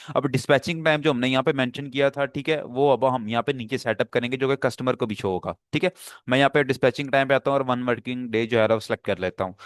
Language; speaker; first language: Urdu; non-native, local second language; Punjabi